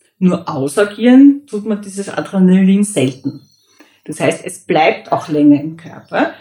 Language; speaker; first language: German; native; German